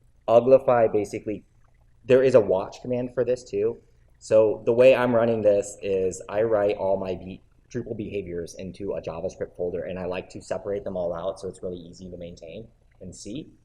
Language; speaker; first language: English; native; English